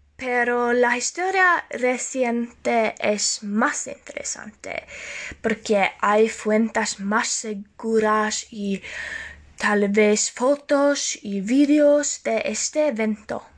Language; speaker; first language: Spanish; non-native, learner; Norwegian